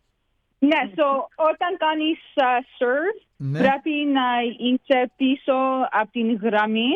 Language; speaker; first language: Greek; early bilingual, heritage; Greek